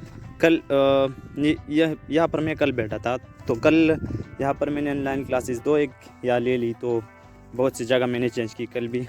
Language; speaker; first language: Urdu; non-native, local second language; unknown